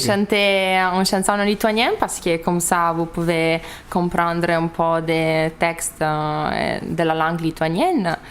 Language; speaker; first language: French; non-native, learner; Lithuanian